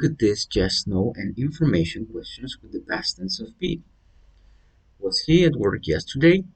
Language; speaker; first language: English; non-native, fluent; Spanish